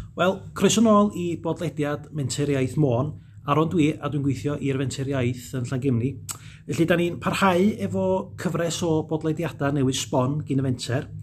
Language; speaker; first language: Welsh; native; Welsh